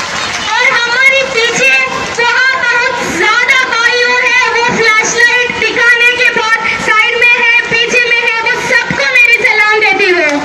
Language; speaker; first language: Hindi; non-native, local second language; Malayalam